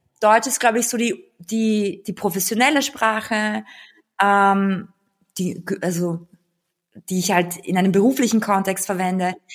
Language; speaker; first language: German; early bilingual, other home language; Bulgarian